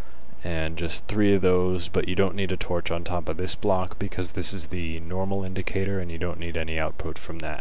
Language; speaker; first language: English; native; English